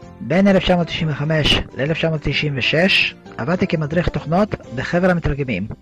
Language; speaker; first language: Hebrew; early bilingual, other home language; Russian